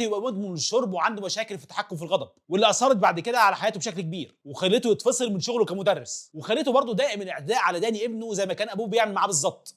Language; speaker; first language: Arabic; native; Arabic